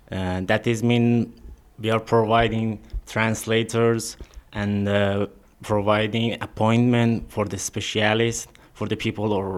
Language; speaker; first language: English; non-native, learner; Persian